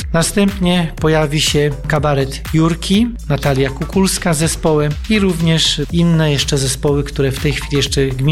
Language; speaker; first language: Polish; native; Polish